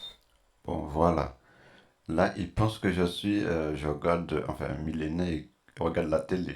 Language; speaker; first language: French; native; French